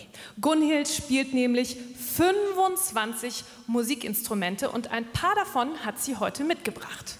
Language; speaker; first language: German; native; German